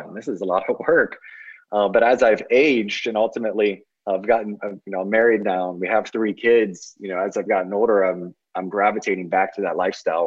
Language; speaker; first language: English; native; English